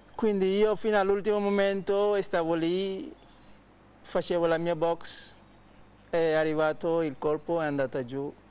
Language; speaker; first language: Italian; non-native, fluent; Wolof